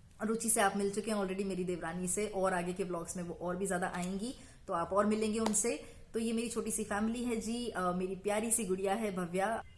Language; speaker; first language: Hindi; native; Hindi